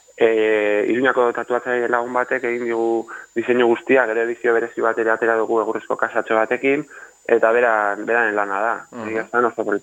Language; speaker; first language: Basque; native; Basque